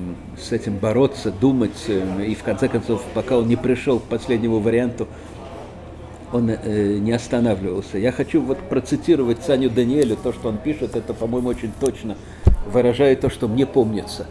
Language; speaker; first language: Russian; native; Russian